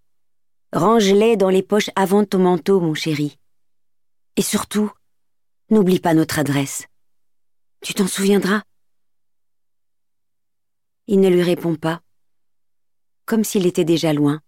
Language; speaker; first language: French; native; French